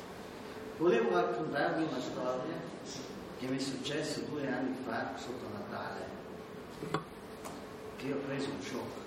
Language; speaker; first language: Italian; non-native, learner; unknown